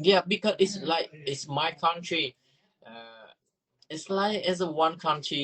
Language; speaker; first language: English; non-native, learner; Vietnamese